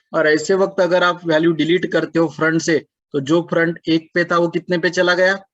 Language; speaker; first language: Hindi; non-native, local second language; Marathi